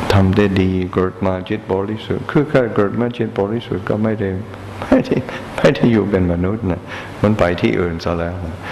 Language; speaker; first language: Thai; non-native, fluent; English